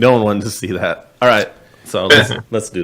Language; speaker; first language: English; native; English